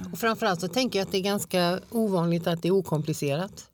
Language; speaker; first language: Swedish; native; Swedish